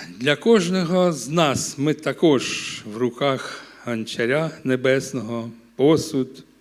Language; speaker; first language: Ukrainian; non-native, local second language; Russian